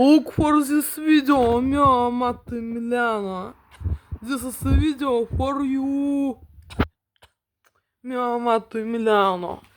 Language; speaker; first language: English; non-native, learner; Russian